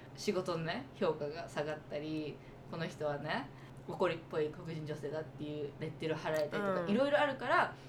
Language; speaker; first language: Japanese; early bilingual, other home language; English